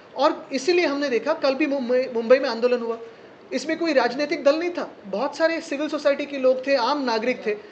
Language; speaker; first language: Hindi; non-native, local second language; Marathi